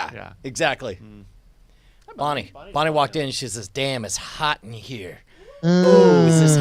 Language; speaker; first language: English; native; English